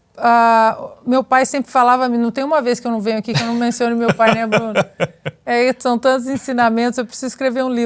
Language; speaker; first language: Portuguese; native; Portuguese